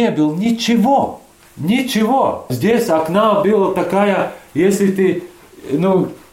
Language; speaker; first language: Russian; non-native, local second language; Latvian